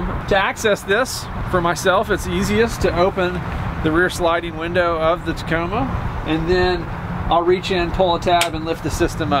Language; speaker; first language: English; native; English